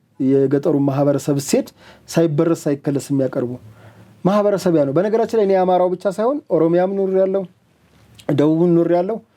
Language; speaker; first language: Amharic; native; Amharic